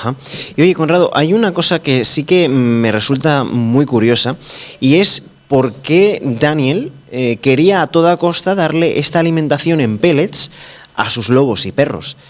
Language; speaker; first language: Spanish; native; Spanish